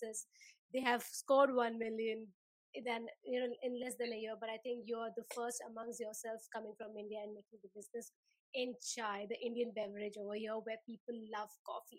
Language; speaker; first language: English; non-native, local second language; Hindi